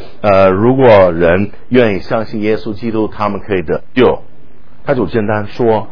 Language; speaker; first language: Chinese; non-native, fluent; English